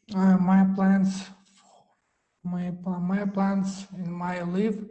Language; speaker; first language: English; non-native, learner; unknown